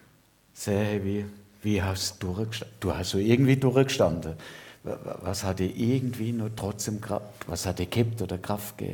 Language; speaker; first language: German; native; German